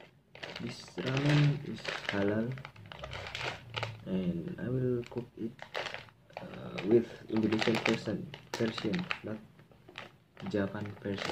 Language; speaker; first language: English; non-native, learner; Indonesian